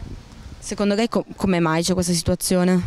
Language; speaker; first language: Italian; native; Italian